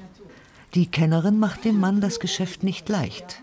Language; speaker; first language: German; native; German